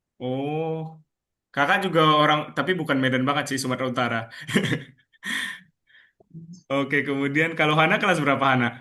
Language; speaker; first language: Indonesian; native; Indonesian